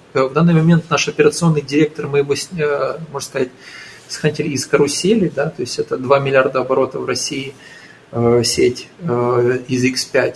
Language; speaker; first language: Russian; native; Russian